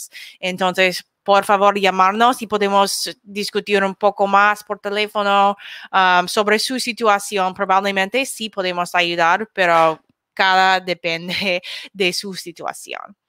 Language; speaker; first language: Spanish; non-native, learner; English